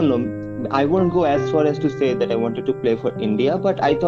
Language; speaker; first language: English; non-native, local second language; Bangla